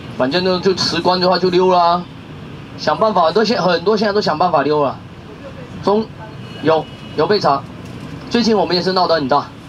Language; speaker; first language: Chinese; non-native, fluent; Vietnamese